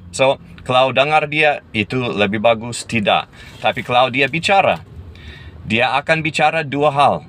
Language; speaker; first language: Indonesian; non-native, fluent; English